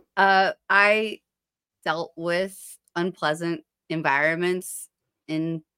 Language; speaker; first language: English; native; English